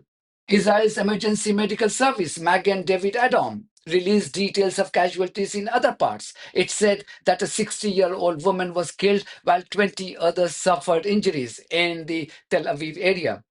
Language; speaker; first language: English; non-native, local second language; Hindi